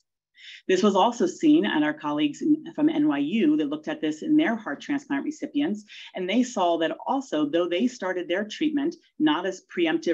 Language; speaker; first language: English; native; English